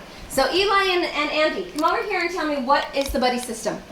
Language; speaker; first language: English; native; English